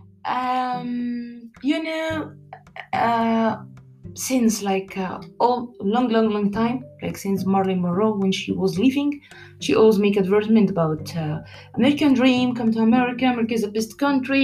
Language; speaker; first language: English; non-native, learner; Arabic